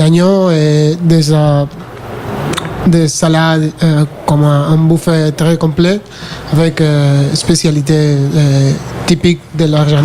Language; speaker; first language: French; non-native, fluent; Spanish